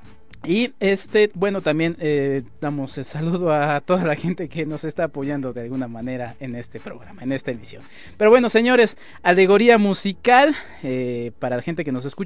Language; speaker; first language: Spanish; native; Spanish